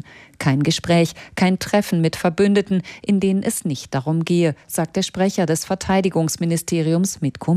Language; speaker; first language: German; native; German